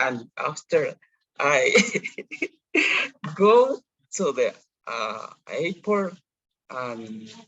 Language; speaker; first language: English; non-native, learner; Spanish